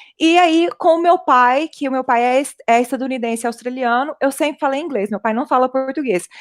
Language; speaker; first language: Portuguese; early bilingual, heritage; Portuguese